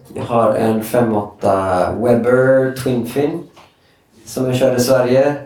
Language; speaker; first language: Swedish; native; Swedish